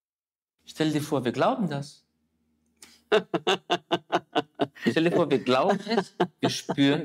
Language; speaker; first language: German; native; German